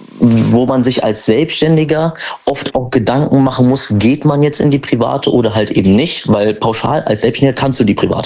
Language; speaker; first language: German; native; German